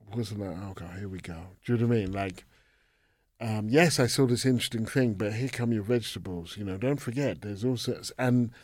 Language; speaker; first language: English; native; English